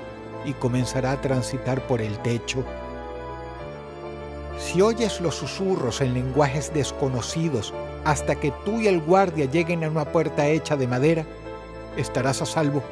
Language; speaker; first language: Spanish; native; Spanish